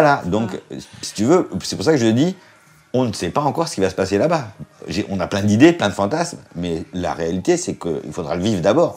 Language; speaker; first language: French; native; French